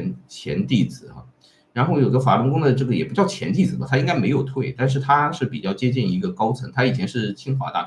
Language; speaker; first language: Chinese; native; Chinese